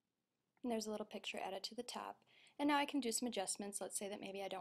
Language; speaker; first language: English; native; English